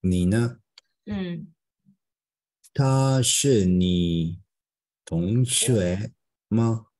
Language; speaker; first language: Chinese; non-native, learner; Spanish